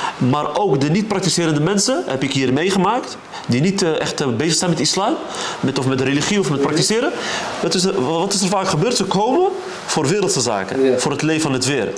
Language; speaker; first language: Dutch; early bilingual, other home language; Arabic